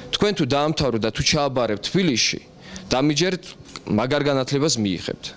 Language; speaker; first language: Georgian; non-native, local second language; Armenian